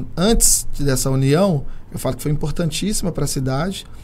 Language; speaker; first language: Portuguese; native; Portuguese